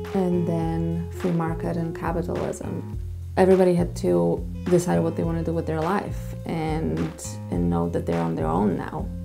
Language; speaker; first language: English; non-native, fluent; Polish